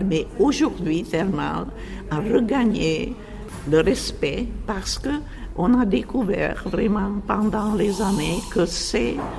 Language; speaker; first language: French; non-native, fluent; Czech